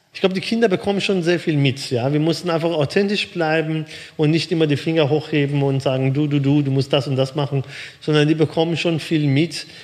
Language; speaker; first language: German; early bilingual, other home language; Persian